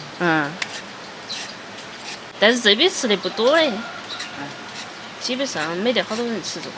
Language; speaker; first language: Chinese; native; Chinese